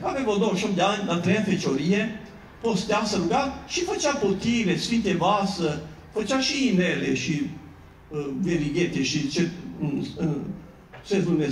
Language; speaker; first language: Romanian; native; Romanian